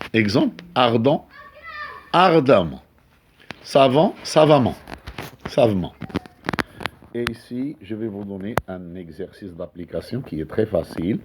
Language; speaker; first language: French; non-native, local second language; Arabic